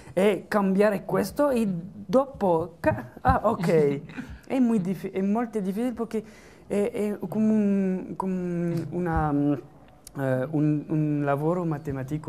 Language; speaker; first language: Italian; non-native, learner; French